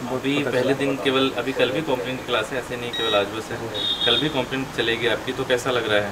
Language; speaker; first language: Hindi; native; Hindi